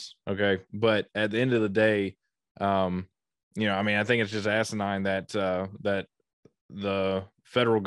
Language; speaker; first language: English; native; English